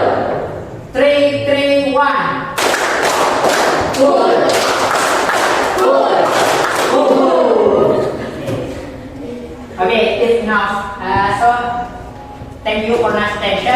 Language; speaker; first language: English; non-native, fluent; Indonesian